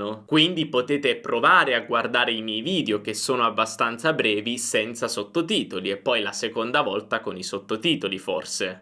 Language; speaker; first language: Italian; native; Italian